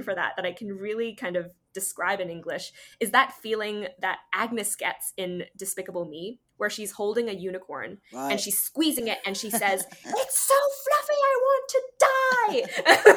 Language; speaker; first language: English; native; English